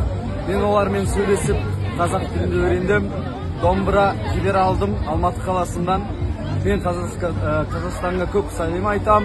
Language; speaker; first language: Kazakh; non-native, learner; Azerbaijani